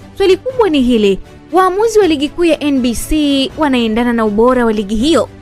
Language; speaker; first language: Swahili; native; Swahili